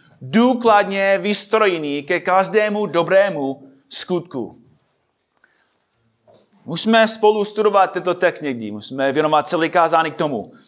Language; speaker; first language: Czech; non-native, fluent; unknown